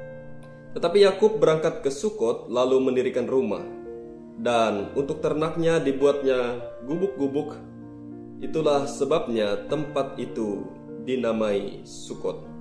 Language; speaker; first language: Indonesian; native; Indonesian